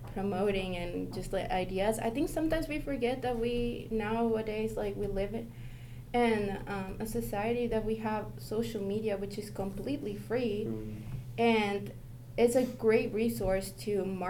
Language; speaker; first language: English; non-native, fluent; Spanish